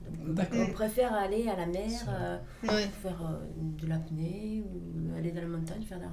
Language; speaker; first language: French; non-native, fluent; Japanese